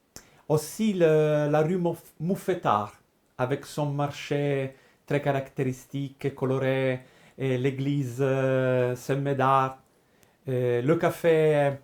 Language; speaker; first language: French; non-native, fluent; Italian